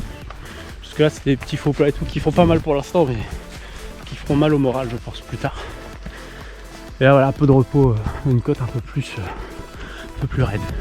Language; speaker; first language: French; native; French